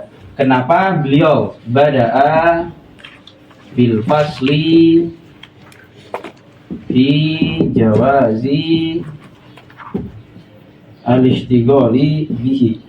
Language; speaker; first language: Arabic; non-native, fluent; Indonesian